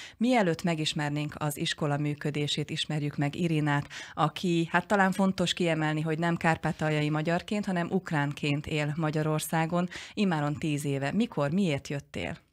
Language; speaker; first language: Hungarian; native; Hungarian